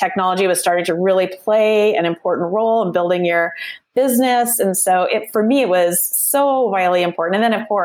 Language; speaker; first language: English; native; English